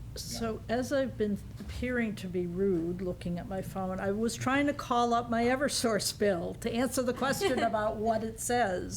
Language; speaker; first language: English; native; English